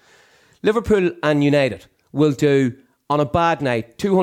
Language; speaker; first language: English; native; English